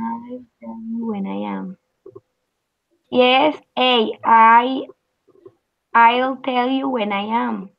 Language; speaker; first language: English; non-native, learner; Spanish